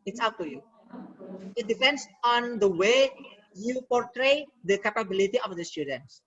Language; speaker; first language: English; non-native, fluent; Indonesian